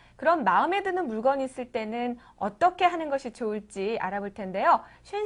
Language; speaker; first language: Korean; native; Korean